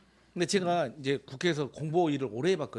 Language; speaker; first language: Korean; native; Korean